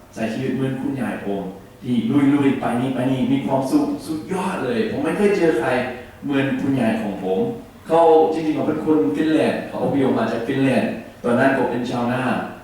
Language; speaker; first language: Thai; non-native, learner; English